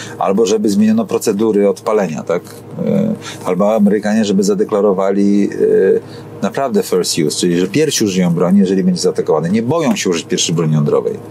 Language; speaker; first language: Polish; native; Polish